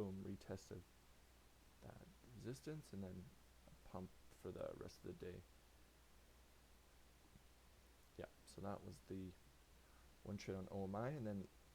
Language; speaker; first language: English; native; English